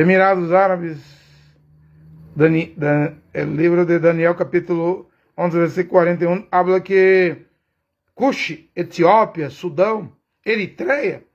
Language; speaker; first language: Spanish; non-native, learner; Portuguese